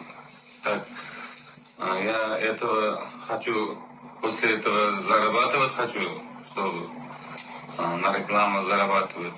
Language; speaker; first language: Russian; non-native, learner; Uzbek